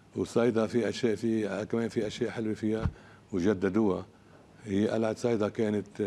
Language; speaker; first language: Arabic; native; Arabic